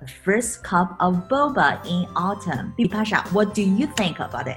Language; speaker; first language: English; non-native, fluent; Chinese